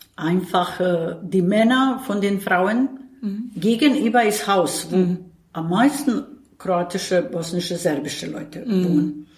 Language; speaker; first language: German; non-native, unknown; Bosnian